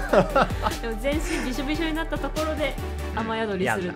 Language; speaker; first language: Japanese; native; Japanese